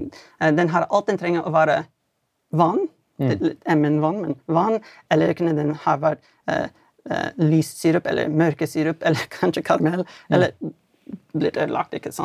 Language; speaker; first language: Swedish; non-native, fluent; English